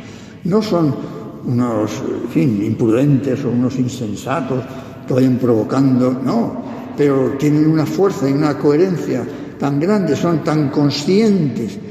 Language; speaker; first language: Spanish; native; Spanish